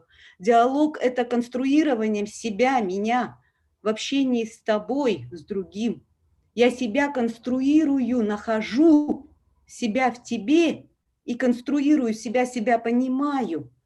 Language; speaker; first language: Russian; native; Russian